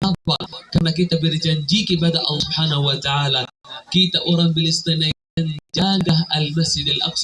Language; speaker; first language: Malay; non-native, fluent; Arabic